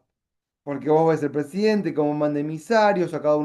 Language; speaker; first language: Spanish; native; Spanish